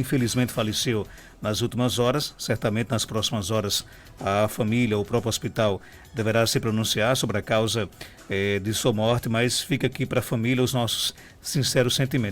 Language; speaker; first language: Portuguese; native; Portuguese